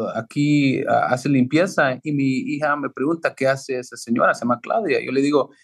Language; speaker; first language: Spanish; early bilingual, heritage; Spanish